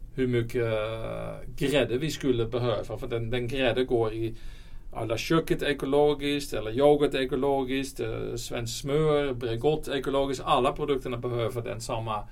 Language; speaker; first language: Swedish; non-native, fluent; Dutch